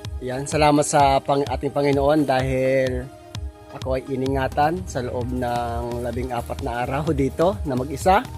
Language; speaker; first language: Filipino; non-native, local second language; Bikol